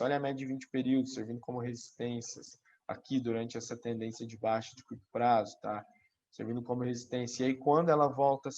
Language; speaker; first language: Portuguese; native; Portuguese